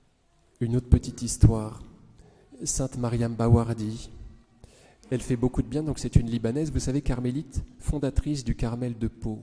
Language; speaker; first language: French; native; French